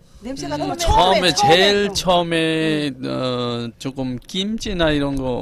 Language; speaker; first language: Korean; non-native, fluent; Bangla